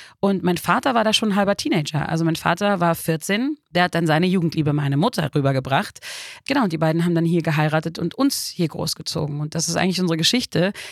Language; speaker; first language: German; early bilingual, other home language; Turkish